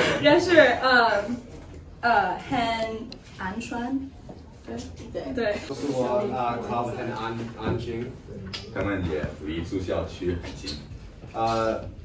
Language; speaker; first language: Chinese; non-native, learner; English